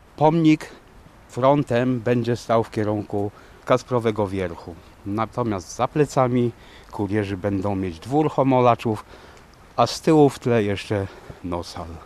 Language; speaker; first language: Polish; native; Polish